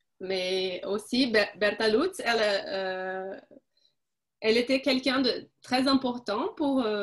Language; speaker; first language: French; non-native, fluent; Portuguese